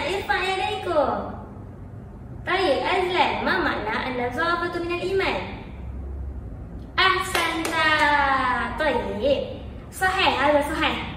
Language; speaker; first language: Arabic; non-native, learner; Malay